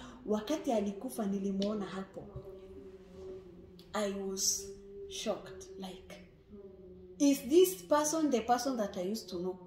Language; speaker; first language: English; non-native, local second language; Swahili